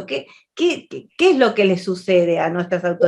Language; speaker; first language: Spanish; native; Spanish